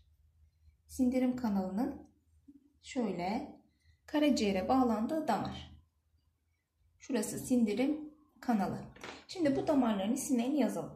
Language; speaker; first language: Turkish; native; Turkish